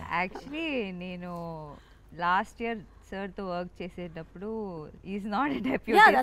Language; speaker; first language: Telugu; non-native, local second language; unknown